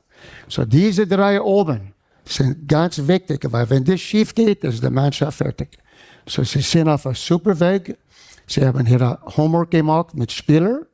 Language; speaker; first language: German; non-native, fluent; English